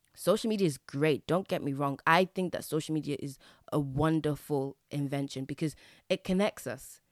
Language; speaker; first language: English; native; English